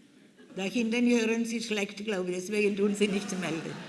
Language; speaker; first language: German; non-native, fluent; Malayalam